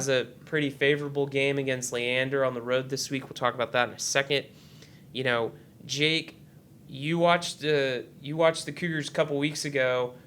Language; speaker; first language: English; native; English